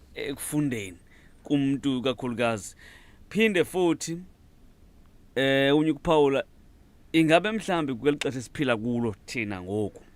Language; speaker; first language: Zulu; non-native, local second language; Xhosa